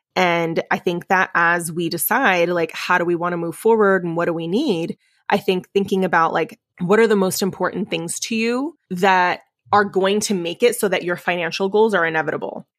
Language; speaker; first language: English; early bilingual, other home language; Spanish